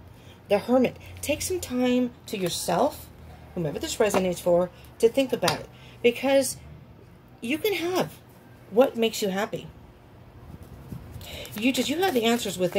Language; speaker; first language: English; native; English